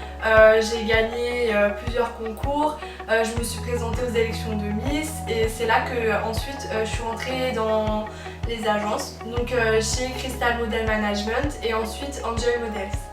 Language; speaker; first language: French; native; French